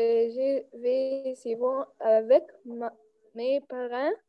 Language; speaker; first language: French; non-native, learner; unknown